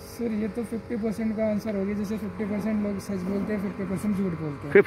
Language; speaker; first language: Hindi; native; Hindi